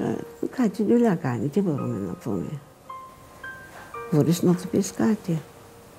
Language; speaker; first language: Greek; non-native, learner; Bulgarian